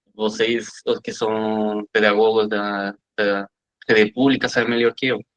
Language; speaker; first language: Portuguese; non-native, fluent; Spanish